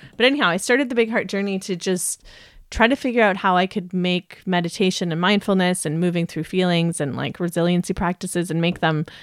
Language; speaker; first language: English; native; English